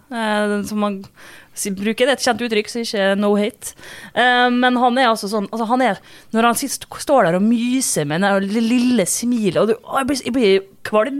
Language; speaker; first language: Norwegian; native; Norwegian